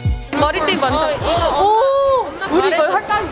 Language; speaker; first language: Korean; early bilingual, heritage; English